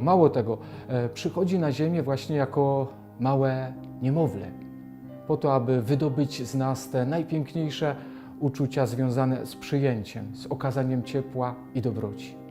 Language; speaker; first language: Polish; native; Polish